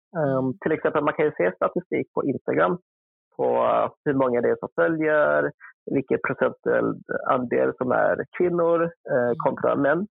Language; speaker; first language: Swedish; early bilingual, other home language; Vietnamese